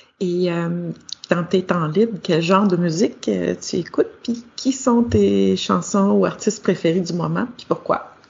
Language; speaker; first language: French; native; French